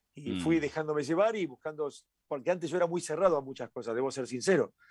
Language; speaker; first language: Spanish; native; Spanish